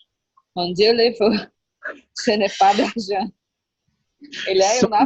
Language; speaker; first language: French; non-native, learner; Portuguese